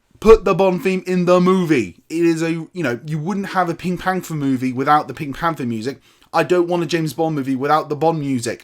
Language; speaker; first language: English; native; English